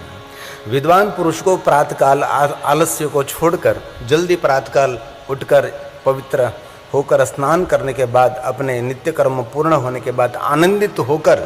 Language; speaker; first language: Hindi; non-native, local second language; Gujarati